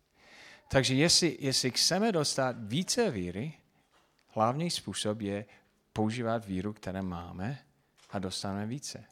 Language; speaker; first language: Czech; non-native, fluent; English